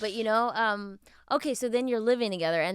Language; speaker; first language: English; native; English